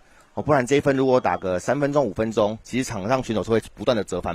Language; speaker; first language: Chinese; native; Chinese